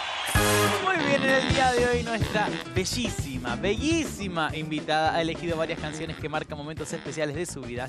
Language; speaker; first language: Spanish; native; Spanish